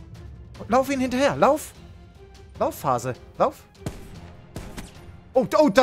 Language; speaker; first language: German; native; German